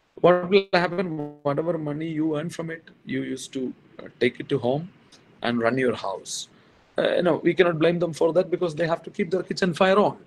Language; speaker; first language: English; non-native, local second language; Malayalam